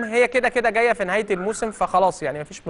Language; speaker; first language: Arabic; native; Arabic